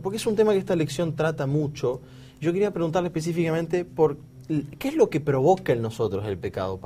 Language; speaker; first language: Spanish; native; Spanish